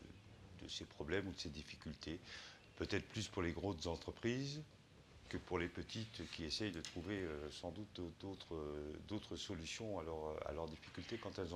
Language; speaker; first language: French; native; French